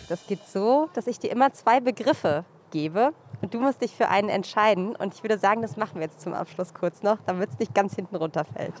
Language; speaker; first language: German; native; German